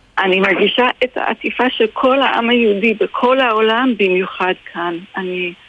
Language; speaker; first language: Hebrew; non-native, fluent; English